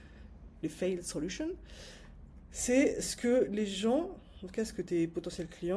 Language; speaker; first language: French; native; French